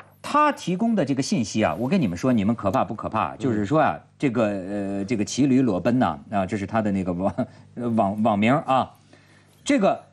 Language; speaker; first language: Chinese; native; Chinese